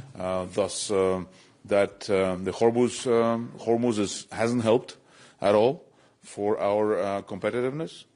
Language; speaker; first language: English; non-native, fluent; Latvian